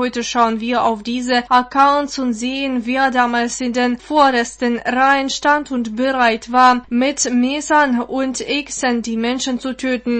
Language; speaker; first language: German; non-native, fluent; Russian